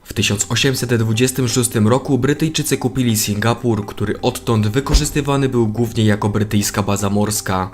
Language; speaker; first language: Polish; native; Polish